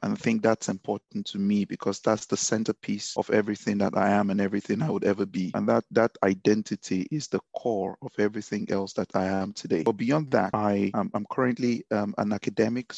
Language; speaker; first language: English; non-native, local second language; Yoruba